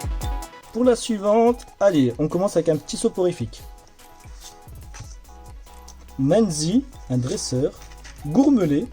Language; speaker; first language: French; native; French